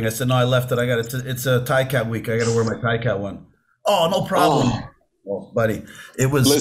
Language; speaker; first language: English; native; English